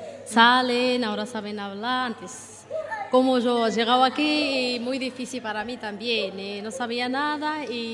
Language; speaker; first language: Spanish; non-native, learner; Arabic